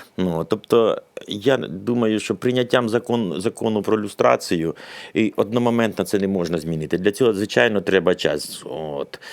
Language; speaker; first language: Ukrainian; native; Ukrainian